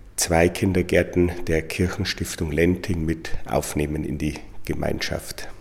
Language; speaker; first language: German; native; German